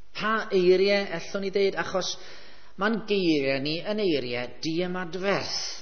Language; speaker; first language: Welsh; native; Welsh